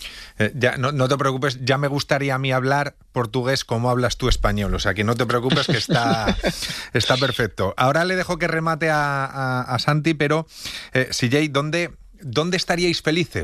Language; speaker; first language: Spanish; native; Spanish